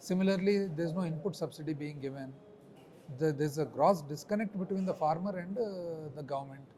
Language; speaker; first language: English; non-native, local second language; Telugu